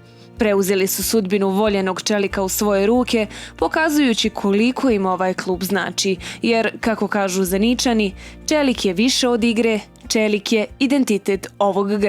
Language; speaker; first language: Bosnian; native; Bosnian